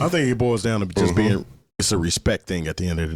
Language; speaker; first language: English; native; English